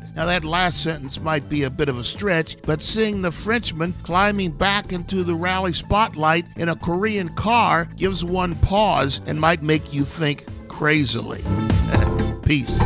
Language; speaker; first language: English; native; English